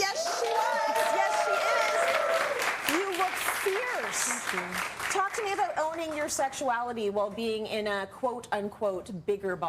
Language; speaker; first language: English; native; English